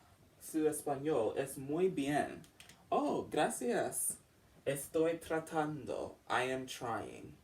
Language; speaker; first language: Spanish; non-native, learner; English